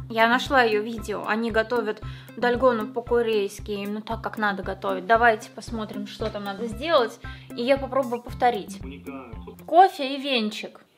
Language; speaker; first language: Russian; native; Russian